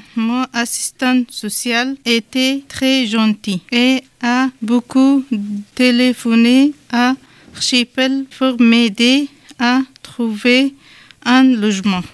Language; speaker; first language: French; non-native, learner; Persian